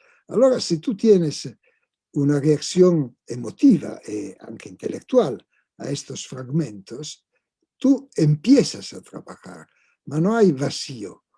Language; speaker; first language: Spanish; non-native, fluent; Italian